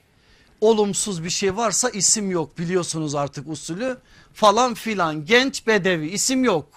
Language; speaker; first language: Turkish; native; Turkish